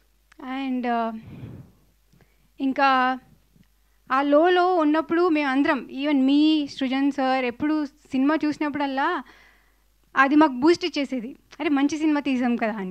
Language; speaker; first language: Telugu; non-native, fluent; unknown